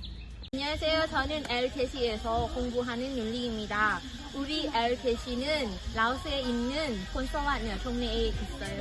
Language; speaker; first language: Korean; non-native, learner; Lao